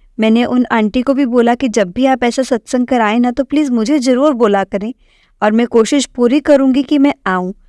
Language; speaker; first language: Hindi; native; Hindi